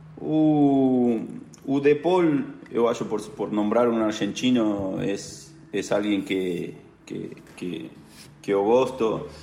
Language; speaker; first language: Portuguese; non-native, learner; Spanish